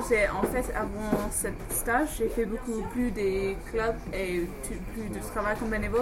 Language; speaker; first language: French; non-native, fluent; English